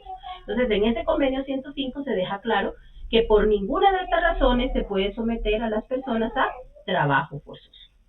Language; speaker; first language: Spanish; native; Spanish